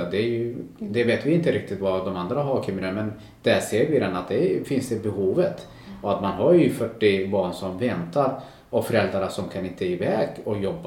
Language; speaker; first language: Swedish; non-native, local second language; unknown